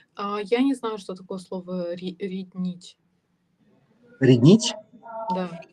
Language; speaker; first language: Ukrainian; non-native, learner; Russian